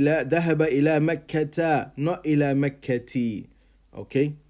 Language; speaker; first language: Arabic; non-native, fluent; English